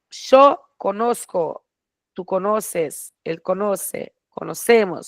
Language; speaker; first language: Spanish; non-native, fluent; Portuguese